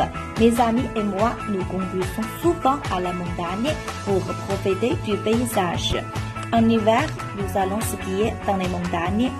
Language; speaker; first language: French; non-native, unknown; Chinese